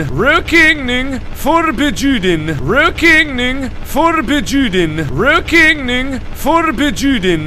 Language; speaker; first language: Swedish; non-native, learner; English